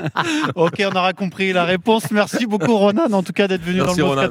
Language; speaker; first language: French; native; French